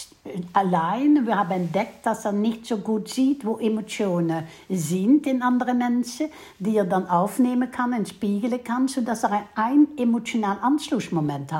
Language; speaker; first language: German; non-native, fluent; Dutch